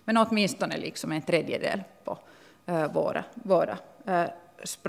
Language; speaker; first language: Swedish; non-native, local second language; Finnish